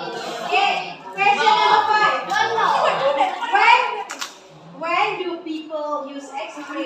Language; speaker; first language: English; non-native, learner; Indonesian